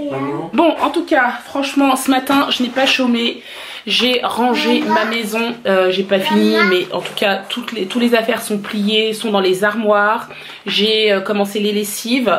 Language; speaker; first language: French; native; French